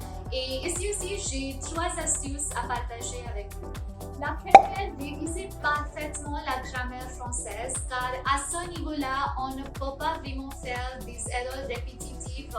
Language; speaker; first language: French; non-native, fluent; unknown